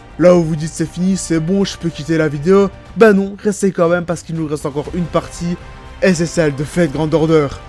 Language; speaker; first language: French; native; French